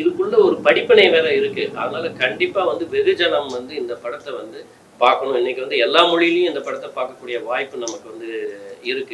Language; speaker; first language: Tamil; native; Tamil